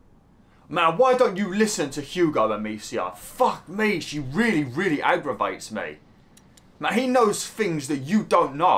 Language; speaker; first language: English; native; English